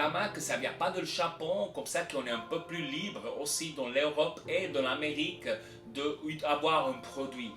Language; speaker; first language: French; non-native, local second language; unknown